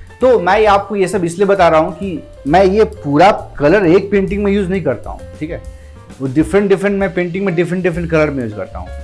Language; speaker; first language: Hindi; non-native, local second language; Gujarati